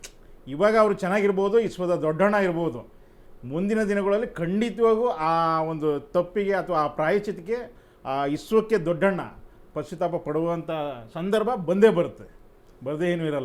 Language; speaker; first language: Kannada; native; Kannada